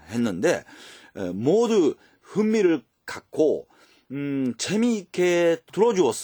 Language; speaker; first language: Korean; non-native, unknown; Japanese